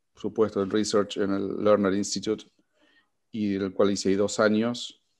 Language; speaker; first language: Spanish; native; Spanish